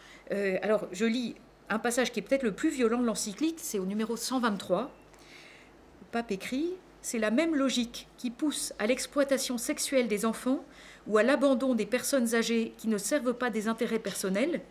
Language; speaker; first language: French; native; French